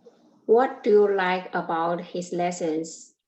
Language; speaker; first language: English; non-native, learner; Chinese